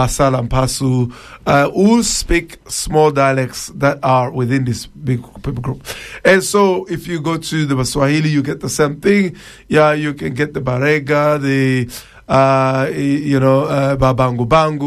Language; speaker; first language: English; non-native, fluent; Luba-Lulua